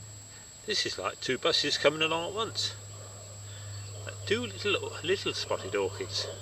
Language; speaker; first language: English; native; English